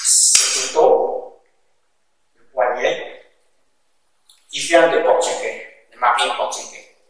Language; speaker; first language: French; non-native, learner; Chinese